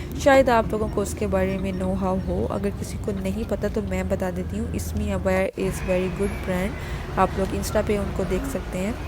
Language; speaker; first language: Urdu; native; Urdu